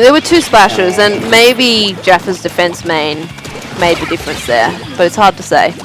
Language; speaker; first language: English; native; English